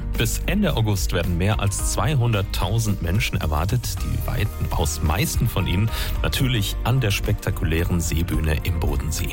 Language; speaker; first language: German; native; German